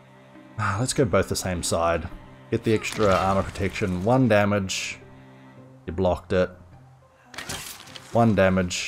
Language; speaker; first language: English; native; English